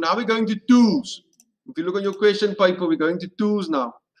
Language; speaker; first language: English; non-native, local second language; Afrikaans